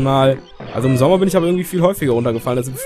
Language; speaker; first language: German; native; German